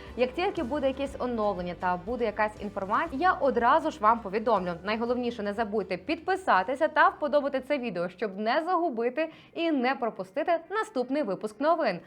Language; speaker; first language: Ukrainian; native; Ukrainian